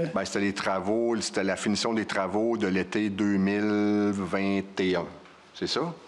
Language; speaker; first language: French; native; French